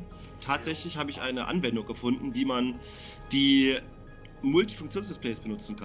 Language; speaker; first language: German; native; German